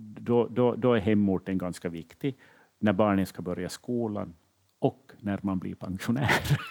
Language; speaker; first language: Swedish; native; Swedish